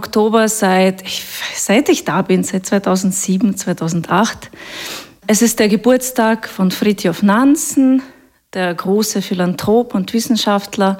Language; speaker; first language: German; non-native, fluent; Russian